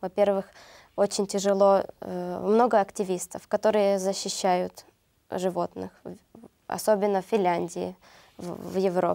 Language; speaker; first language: Russian; non-native, learner; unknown